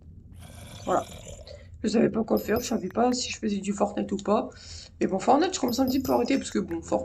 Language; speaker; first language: French; native; French